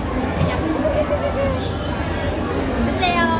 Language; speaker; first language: Korean; non-native, learner; Vietnamese